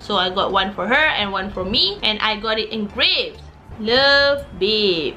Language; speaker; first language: English; non-native, local second language; Malay